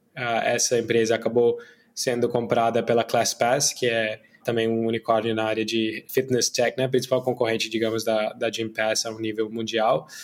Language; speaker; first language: Portuguese; non-native, fluent; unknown